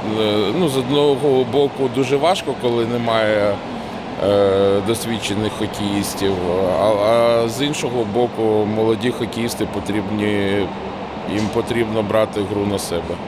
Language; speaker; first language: Ukrainian; non-native, local second language; Russian